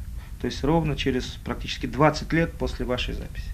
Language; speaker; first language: Russian; native; Russian